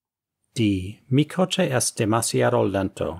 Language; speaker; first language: Spanish; non-native, fluent; English